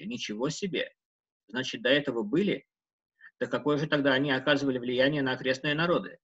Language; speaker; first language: Russian; native; Russian